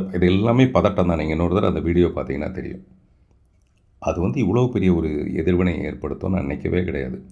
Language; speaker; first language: Tamil; non-native, local second language; Telugu